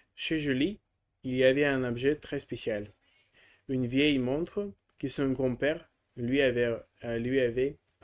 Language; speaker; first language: French; non-native, learner; Russian